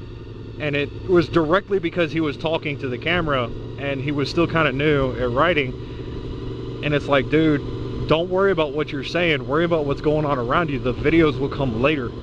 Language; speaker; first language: English; native; English